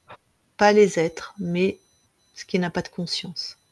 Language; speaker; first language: French; native; French